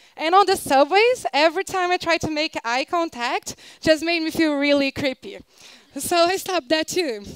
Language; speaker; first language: English; non-native, fluent; Portuguese